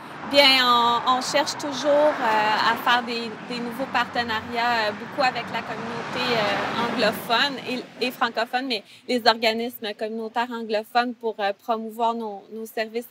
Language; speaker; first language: French; native; French